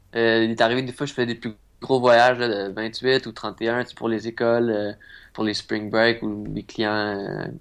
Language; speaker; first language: French; native; French